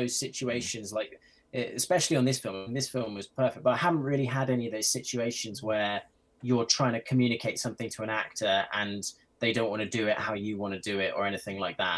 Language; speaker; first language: English; native; English